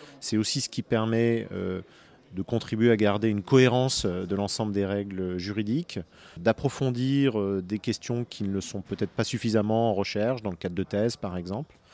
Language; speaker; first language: French; native; French